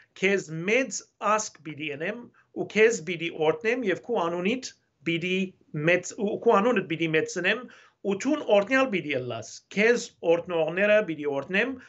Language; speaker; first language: Armenian; early bilingual, heritage; Armenian